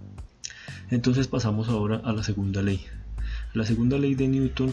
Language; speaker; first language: Spanish; native; Spanish